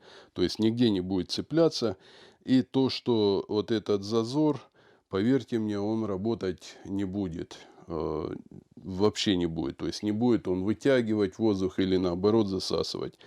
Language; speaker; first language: Russian; native; Russian